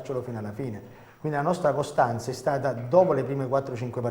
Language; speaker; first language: Italian; native; Italian